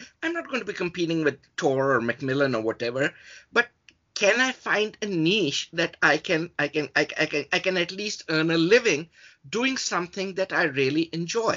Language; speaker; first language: English; non-native, local second language; Urdu